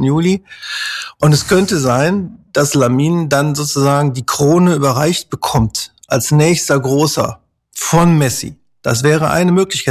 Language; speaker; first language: German; native; German